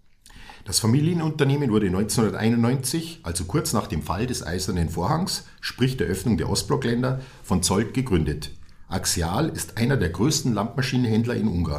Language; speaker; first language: German; native; German